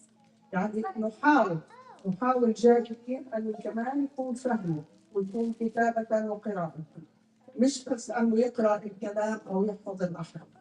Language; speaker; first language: Arabic; native; Arabic